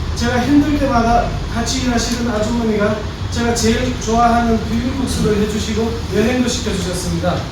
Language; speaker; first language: Korean; non-native, fluent; Nepali